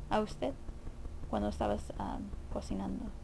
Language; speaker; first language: Spanish; early bilingual, heritage; Spanish